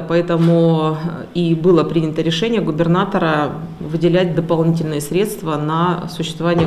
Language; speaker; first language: Russian; native; Russian